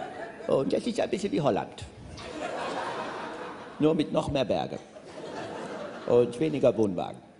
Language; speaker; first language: German; native; German